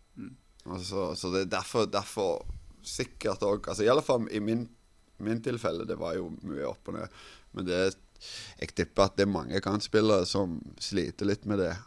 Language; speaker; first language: Norwegian; non-native, fluent; Finnish